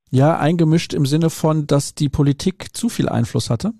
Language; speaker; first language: German; native; German